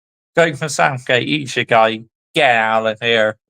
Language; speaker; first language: English; native; English